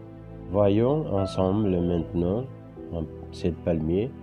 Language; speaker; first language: French; non-native, fluent; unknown